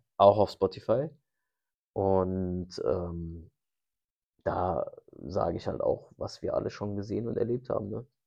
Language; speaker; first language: German; early bilingual, other home language; Turkish